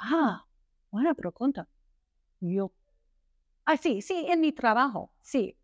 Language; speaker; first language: Spanish; non-native, learner; English